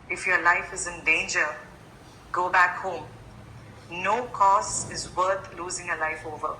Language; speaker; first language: English; non-native, local second language; Malayalam